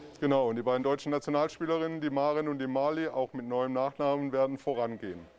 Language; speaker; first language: German; native; German